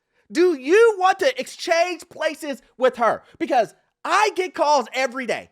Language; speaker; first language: English; native; English